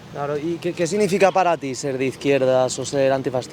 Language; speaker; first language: Spanish; native; Spanish